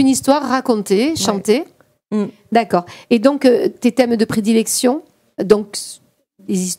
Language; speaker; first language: French; native; French